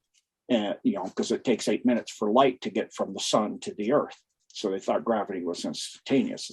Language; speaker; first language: English; native; English